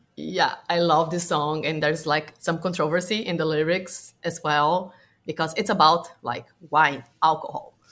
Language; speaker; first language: English; non-native, fluent; Portuguese